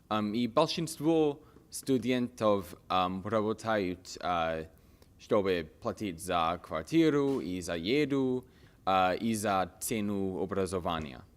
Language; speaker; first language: Russian; non-native, learner; English